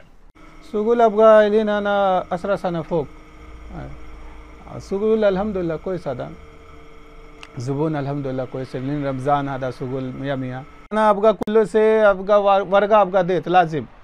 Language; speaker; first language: Arabic; non-native, learner; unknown